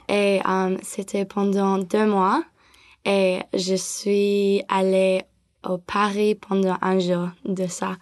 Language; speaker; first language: French; non-native, learner; English